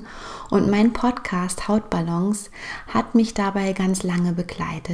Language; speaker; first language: German; native; German